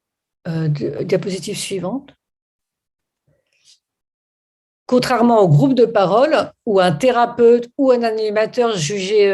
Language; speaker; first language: French; native; French